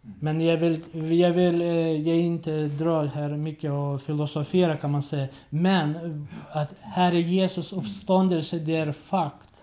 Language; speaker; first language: Swedish; non-native, learner; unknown